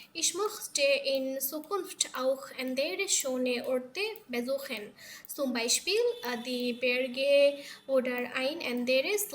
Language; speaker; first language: German; non-native, learner; Bangla